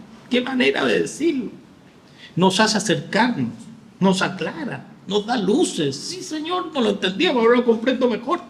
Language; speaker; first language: Spanish; native; Spanish